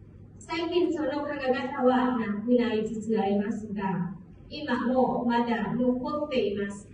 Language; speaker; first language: Japanese; non-native, fluent; Hmong